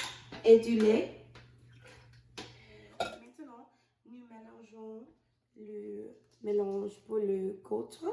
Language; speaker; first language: French; non-native, learner; English